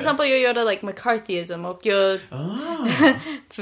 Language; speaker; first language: Swedish; non-native, learner; English